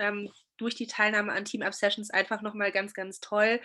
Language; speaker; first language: German; native; German